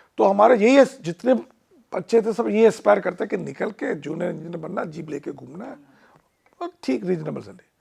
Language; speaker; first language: Hindi; non-native, local second language; Punjabi